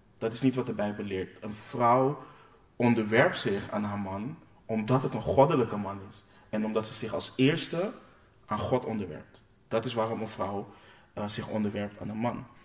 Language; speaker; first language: Dutch; non-native, local second language; Papiamento